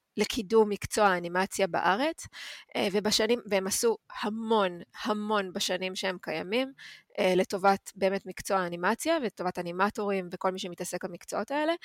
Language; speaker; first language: Hebrew; native; Hebrew